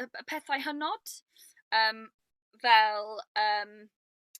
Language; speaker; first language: Welsh; non-native, local second language; English